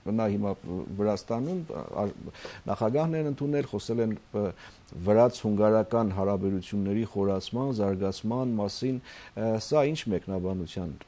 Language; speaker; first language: Armenian; native; Armenian